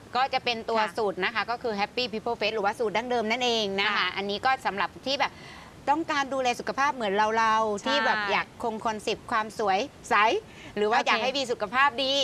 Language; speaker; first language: Thai; native; Thai